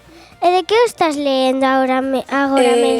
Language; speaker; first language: Galician; non-native, local second language; Spanish